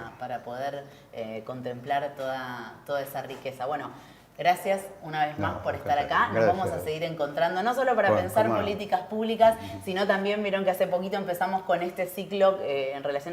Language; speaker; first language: Spanish; native; Spanish